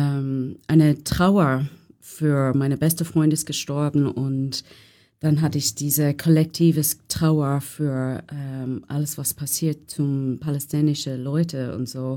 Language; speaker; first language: German; non-native, learner; English